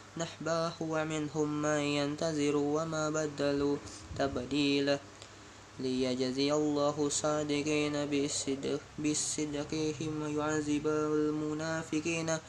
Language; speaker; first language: Arabic; non-native, learner; Indonesian